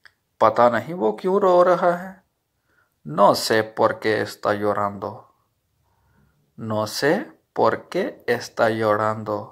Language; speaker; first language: Spanish; non-native, learner; Urdu